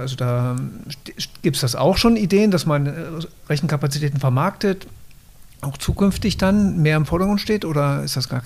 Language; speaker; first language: German; native; German